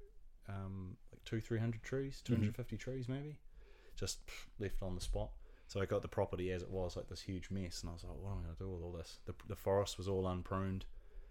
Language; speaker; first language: English; native; English